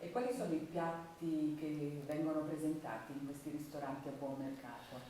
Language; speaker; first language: Italian; native; Italian